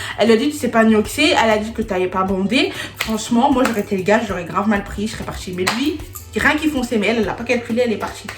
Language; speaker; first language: French; native; French